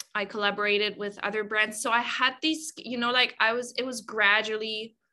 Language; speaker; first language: English; non-native, fluent; German